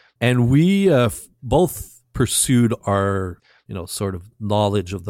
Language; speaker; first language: English; non-native, fluent; French